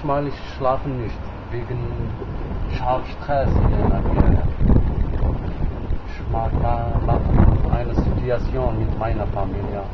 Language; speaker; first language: German; non-native, learner; Arabic